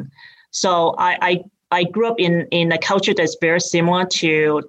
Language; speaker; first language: English; native; English